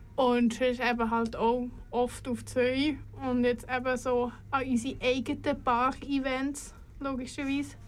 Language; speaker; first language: German; native; German